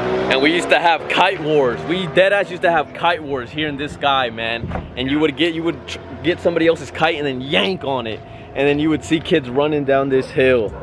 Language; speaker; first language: English; early bilingual, other home language; Spanish